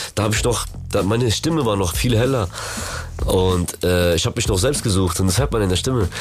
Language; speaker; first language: German; early bilingual, other home language; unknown